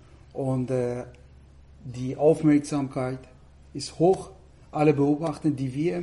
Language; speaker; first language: German; non-native, fluent; Persian